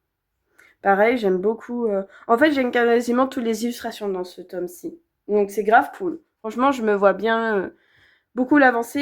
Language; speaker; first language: French; native; French